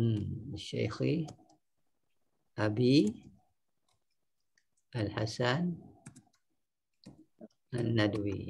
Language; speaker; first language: Arabic; non-native, fluent; Malay